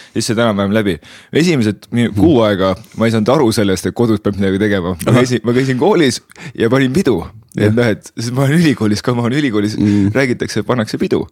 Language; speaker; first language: Estonian; native; Estonian